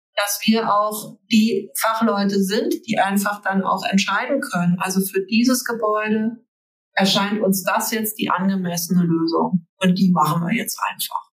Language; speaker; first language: German; native; German